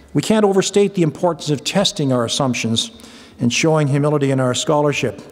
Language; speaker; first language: English; native; English